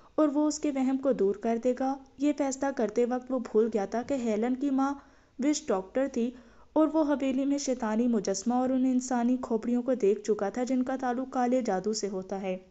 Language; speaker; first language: Hindi; native; Hindi